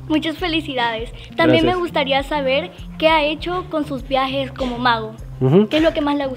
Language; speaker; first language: Spanish; native; Spanish